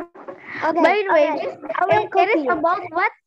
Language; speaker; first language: English; non-native, learner; Indonesian